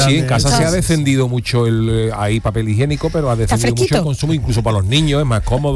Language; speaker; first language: Spanish; native; Spanish